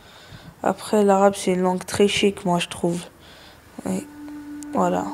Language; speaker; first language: French; early bilingual, other home language; Arabic